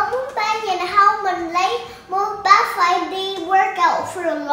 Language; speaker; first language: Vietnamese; early bilingual, heritage; Vietnamese